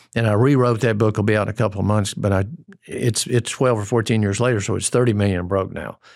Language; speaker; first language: English; native; English